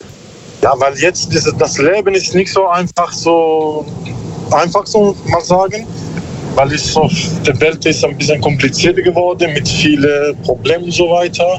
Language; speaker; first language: German; non-native, learner; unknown